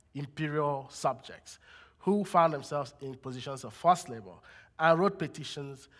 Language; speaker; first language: English; non-native, local second language; Igbo